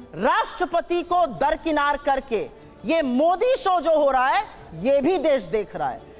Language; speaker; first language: Hindi; native; Hindi